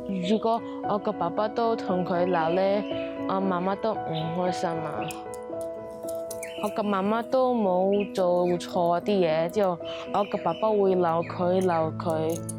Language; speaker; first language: Cantonese; early bilingual, other home language; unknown